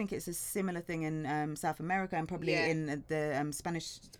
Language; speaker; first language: English; native; English